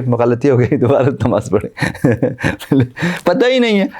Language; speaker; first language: Urdu; non-native, local second language; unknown